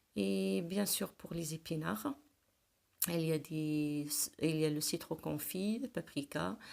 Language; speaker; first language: French; non-native, local second language; Arabic